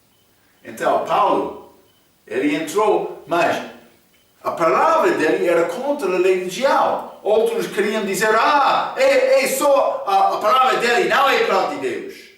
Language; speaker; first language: Portuguese; non-native, fluent; English